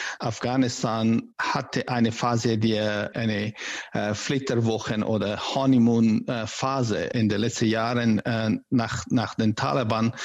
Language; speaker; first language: German; non-native, learner; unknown